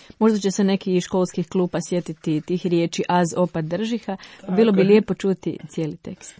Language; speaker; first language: Croatian; native; Croatian